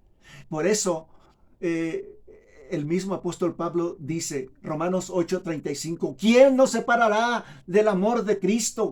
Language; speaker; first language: Spanish; native; Spanish